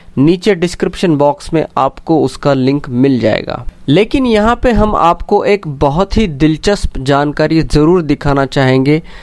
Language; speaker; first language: Hindi; non-native, local second language; Marathi